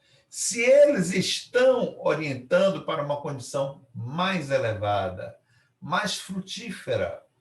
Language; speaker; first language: Portuguese; native; Portuguese